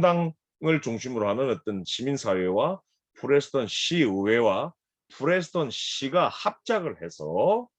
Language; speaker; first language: Korean; native; Korean